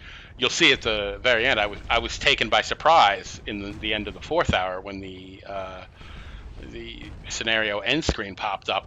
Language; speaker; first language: English; native; English